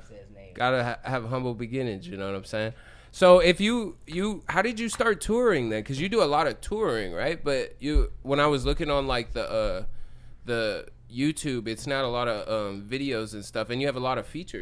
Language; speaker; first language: English; native; English